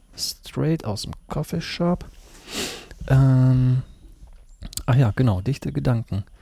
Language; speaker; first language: German; early bilingual, other home language; Russian